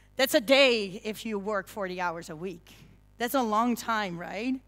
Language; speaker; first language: English; non-native, fluent; Dutch